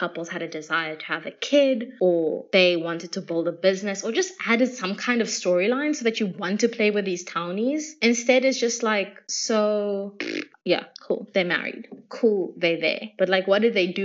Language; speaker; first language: English; native; English